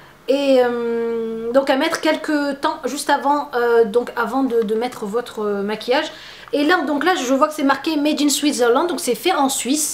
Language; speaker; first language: French; native; French